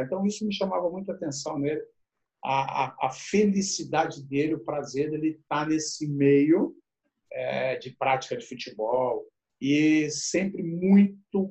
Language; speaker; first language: Portuguese; native; Portuguese